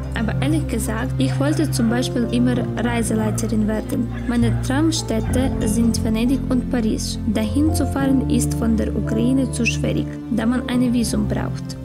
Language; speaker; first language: German; early bilingual, heritage; Ukrainian